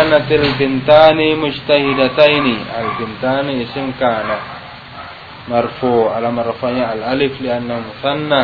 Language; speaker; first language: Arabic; non-native, fluent; Indonesian